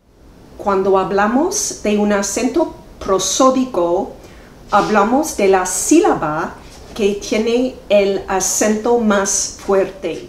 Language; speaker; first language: Spanish; non-native, fluent; English